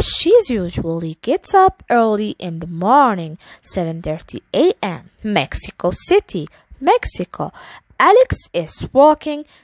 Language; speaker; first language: English; non-native, fluent; Arabic